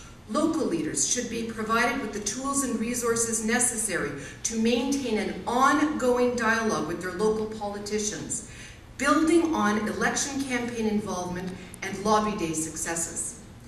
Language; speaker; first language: English; native; English